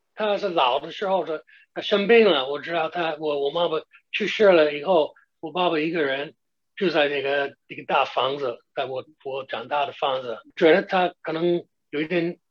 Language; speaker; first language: Chinese; non-native, fluent; English